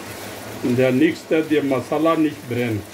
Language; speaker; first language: German; non-native, learner; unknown